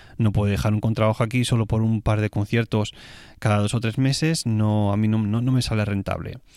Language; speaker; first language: Spanish; native; Spanish